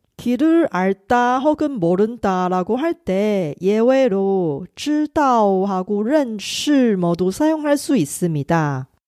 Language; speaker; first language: Korean; non-native, fluent; Chinese